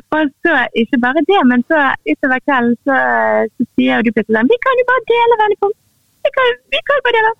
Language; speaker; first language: Norwegian; native; Norwegian